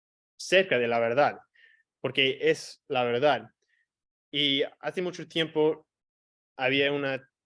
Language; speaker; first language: Spanish; non-native, fluent; English